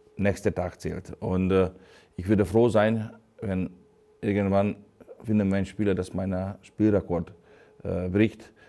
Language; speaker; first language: German; non-native, fluent; Hungarian